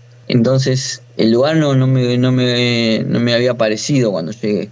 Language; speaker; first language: Spanish; native; Spanish